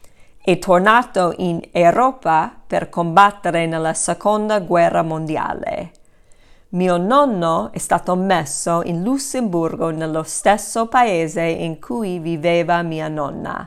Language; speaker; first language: Italian; non-native, fluent; English